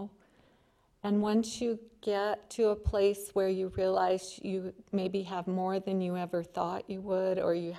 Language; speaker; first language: English; native; English